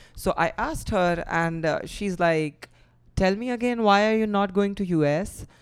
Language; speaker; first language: English; non-native, local second language; Gujarati